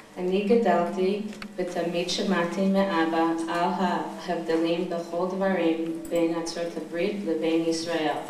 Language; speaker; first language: Hebrew; non-native, fluent; English